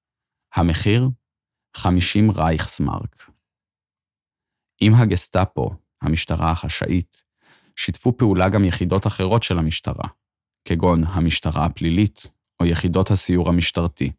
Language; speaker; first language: Hebrew; native; Hebrew